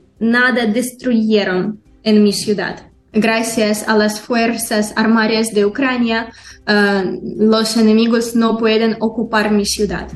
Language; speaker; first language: Spanish; non-native, fluent; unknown